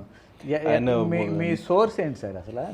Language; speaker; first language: Telugu; native; Telugu